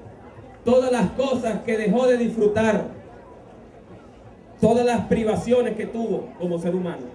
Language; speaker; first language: Spanish; native; Spanish